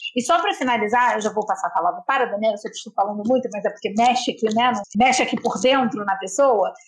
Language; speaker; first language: Portuguese; native; Portuguese